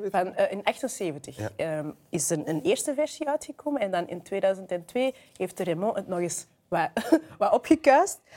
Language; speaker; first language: Dutch; native; Dutch